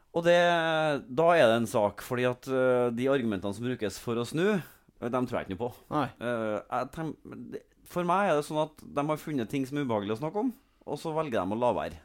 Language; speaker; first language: Norwegian; native; Norwegian